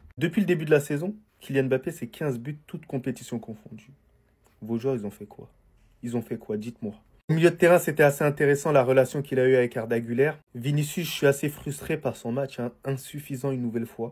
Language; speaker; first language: French; native; French